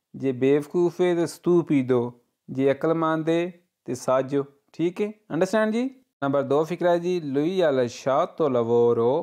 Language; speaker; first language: Urdu; non-native, local second language; Punjabi